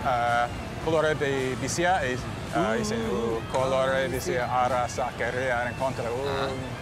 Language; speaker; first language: Basque; non-native, learner; English